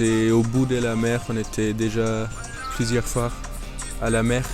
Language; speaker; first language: French; non-native, fluent; German